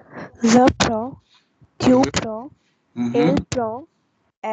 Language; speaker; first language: French; non-native, learner; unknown